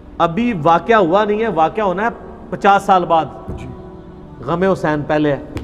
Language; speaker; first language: Urdu; non-native, local second language; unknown